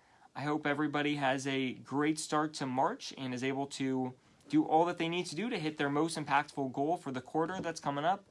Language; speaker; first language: English; native; English